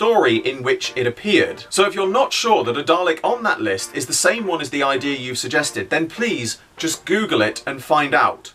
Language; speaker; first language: English; native; English